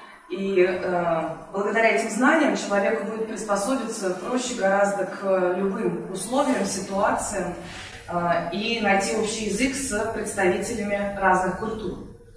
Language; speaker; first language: Russian; native; Russian